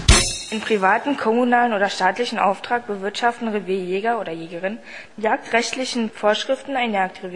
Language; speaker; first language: German; native; German